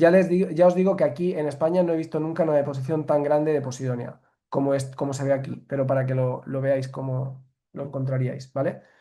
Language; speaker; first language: Spanish; native; Spanish